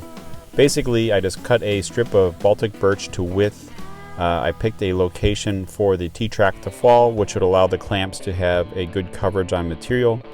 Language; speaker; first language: English; native; English